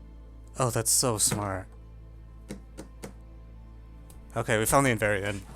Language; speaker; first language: English; native; English